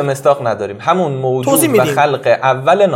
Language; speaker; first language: Persian; native; Persian